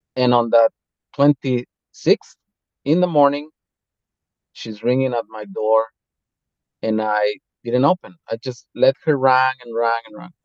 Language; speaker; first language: English; non-native, fluent; Spanish